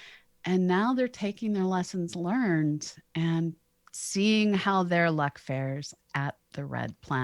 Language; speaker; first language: English; native; English